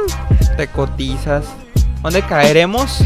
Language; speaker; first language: Spanish; native; Spanish